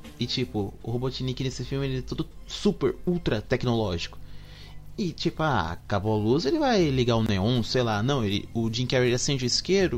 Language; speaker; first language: Portuguese; native; Portuguese